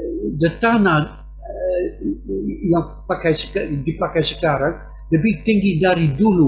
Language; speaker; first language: Indonesian; non-native, fluent; Dutch